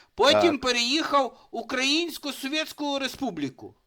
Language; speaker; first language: Ukrainian; native; Ukrainian